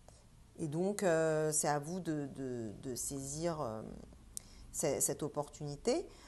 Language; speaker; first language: French; native; French